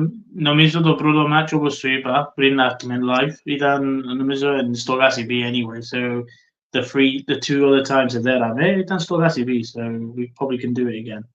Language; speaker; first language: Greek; early bilingual, heritage; Greek